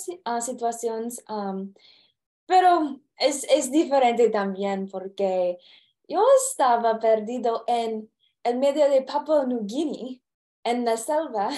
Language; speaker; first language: Spanish; non-native, learner; English